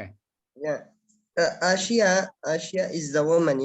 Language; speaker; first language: English; non-native, learner; Arabic